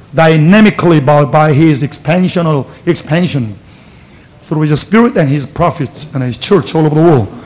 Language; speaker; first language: English; non-native, fluent; Korean